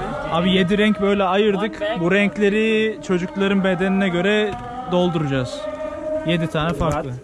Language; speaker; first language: Turkish; native; Turkish